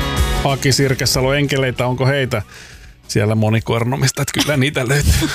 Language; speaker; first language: Finnish; native; Finnish